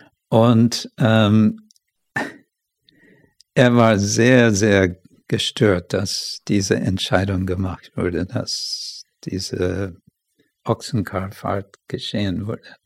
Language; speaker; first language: German; non-native, fluent; English